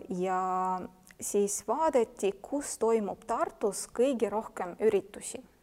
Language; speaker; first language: Estonian; non-native, fluent; Russian